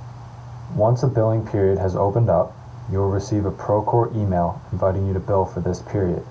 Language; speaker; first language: English; native; English